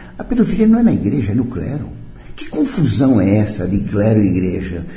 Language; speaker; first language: Portuguese; early bilingual, other home language; Italian